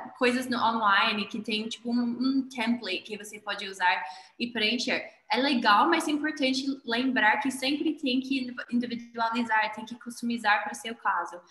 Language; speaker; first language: Portuguese; non-native, fluent; English